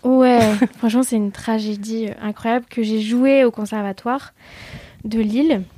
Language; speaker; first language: French; early bilingual, other home language; Vietnamese